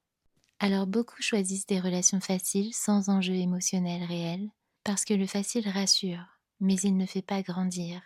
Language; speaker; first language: French; native; French